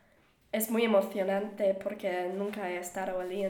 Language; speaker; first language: Spanish; non-native, learner; English